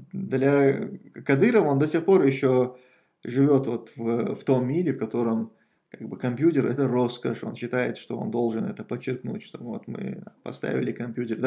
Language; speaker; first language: Russian; non-native, local second language; Chechen